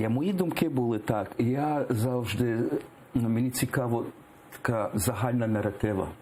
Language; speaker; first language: Ukrainian; early bilingual, heritage; English